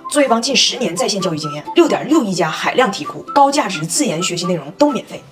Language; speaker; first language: Chinese; native; Chinese